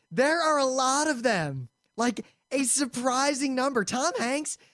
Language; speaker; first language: English; native; English